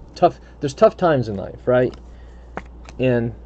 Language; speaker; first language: English; native; English